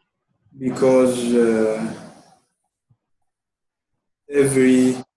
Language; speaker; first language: English; non-native, learner; Arabic